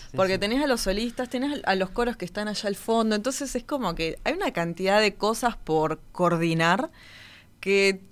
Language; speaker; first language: Spanish; native; Spanish